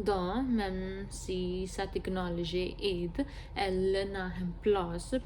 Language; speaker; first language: French; non-native, learner; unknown